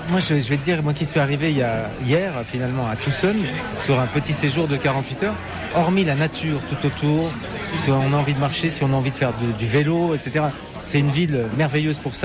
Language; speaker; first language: French; native; French